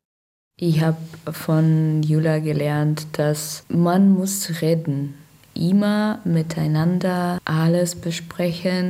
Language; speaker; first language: German; non-native, learner; Russian